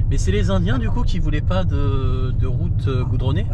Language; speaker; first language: French; native; French